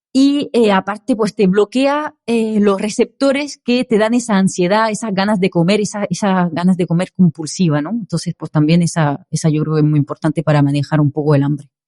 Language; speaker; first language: Spanish; non-native, fluent; French